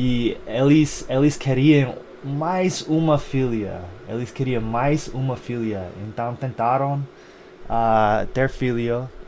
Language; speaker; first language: Portuguese; non-native, fluent; English